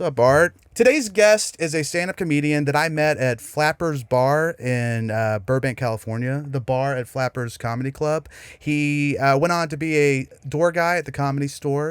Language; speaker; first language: English; native; English